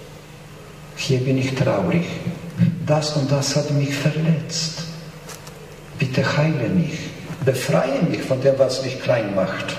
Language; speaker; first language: German; non-native, fluent; Polish